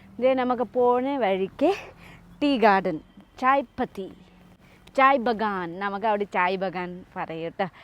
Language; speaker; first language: Malayalam; non-native, learner; Nepali